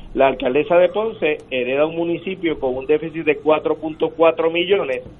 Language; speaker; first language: Spanish; native; Spanish